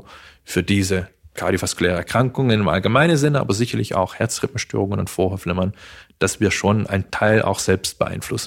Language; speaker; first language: German; non-native, fluent; Dutch